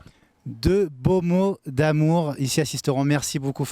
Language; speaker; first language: French; native; French